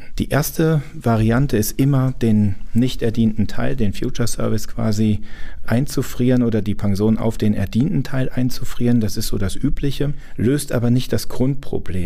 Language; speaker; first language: German; native; German